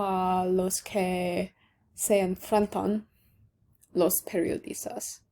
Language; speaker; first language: Spanish; non-native, learner; English